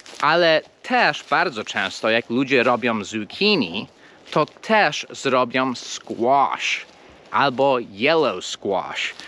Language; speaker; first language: Polish; non-native, fluent; English